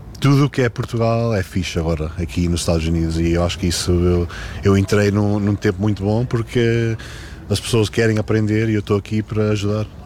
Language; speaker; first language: Portuguese; early bilingual, heritage; Portuguese